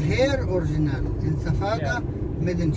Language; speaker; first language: English; non-native, learner; Arabic